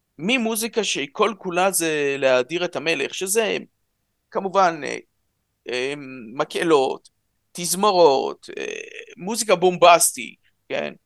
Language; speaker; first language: Hebrew; early bilingual, other home language; Russian